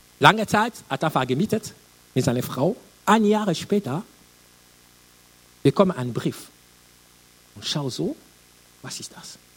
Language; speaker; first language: German; non-native, learner; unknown